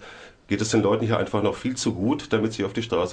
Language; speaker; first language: German; native; German